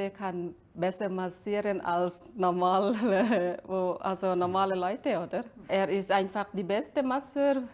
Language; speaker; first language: German; non-native, fluent; Thai